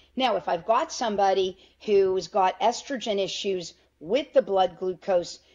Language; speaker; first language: English; native; English